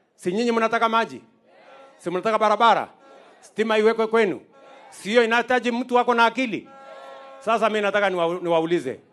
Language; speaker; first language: Swahili; non-native, local second language; Kalenjin